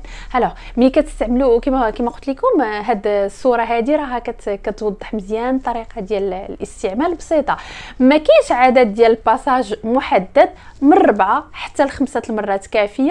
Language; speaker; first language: Arabic; native; Arabic